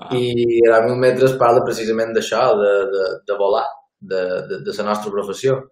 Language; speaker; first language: Catalan; native; Catalan